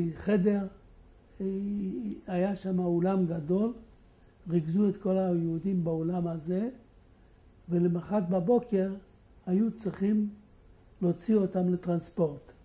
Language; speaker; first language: Hebrew; non-native, fluent; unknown